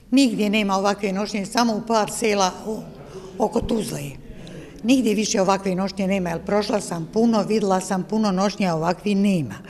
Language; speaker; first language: Croatian; native; Croatian